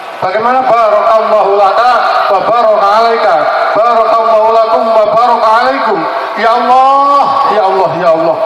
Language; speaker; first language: Indonesian; non-native, local second language; Javanese